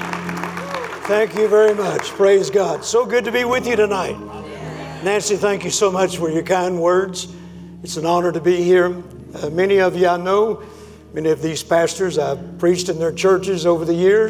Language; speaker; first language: English; native; English